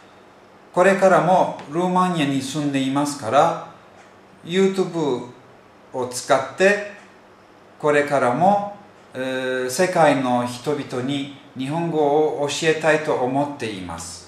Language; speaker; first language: Japanese; non-native, fluent; Turkish